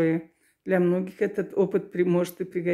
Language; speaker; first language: Russian; native; Russian